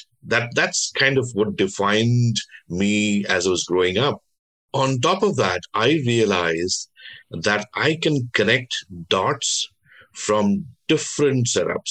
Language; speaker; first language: English; non-native, local second language; Bangla